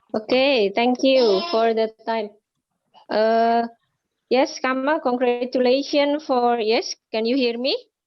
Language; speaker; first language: English; non-native, local second language; Indonesian